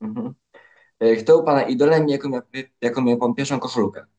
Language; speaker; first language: Polish; native; Polish